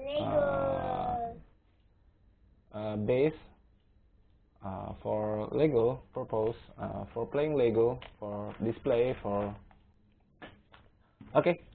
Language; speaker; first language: English; non-native, learner; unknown